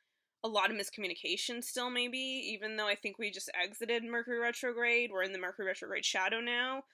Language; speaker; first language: English; native; English